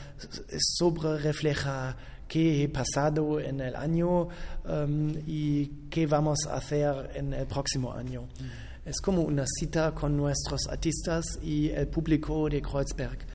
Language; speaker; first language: Spanish; non-native, fluent; German